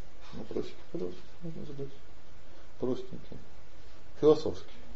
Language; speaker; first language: Russian; native; Russian